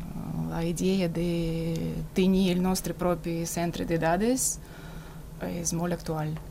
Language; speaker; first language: Catalan; non-native, fluent; Russian